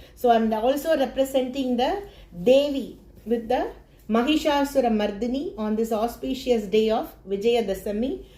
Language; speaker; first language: English; non-native, local second language; Tamil